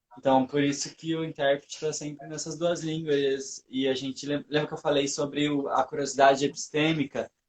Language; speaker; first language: Portuguese; native; Portuguese